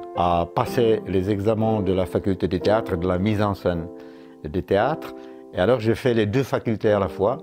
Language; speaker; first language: French; non-native, fluent; Czech